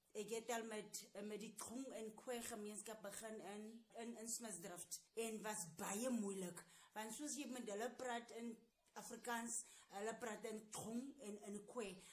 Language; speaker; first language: Afrikaans; non-native, local second language; Tswana